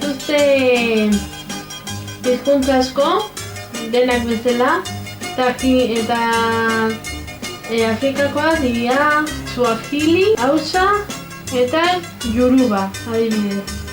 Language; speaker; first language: Basque; non-native, local second language; Spanish